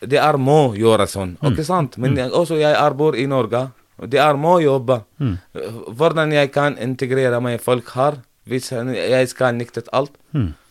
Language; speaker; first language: Norwegian; non-native, fluent; Arabic